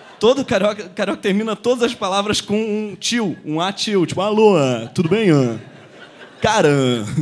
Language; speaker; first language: Portuguese; native; Portuguese